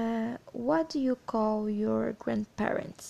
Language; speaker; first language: English; non-native, learner; Portuguese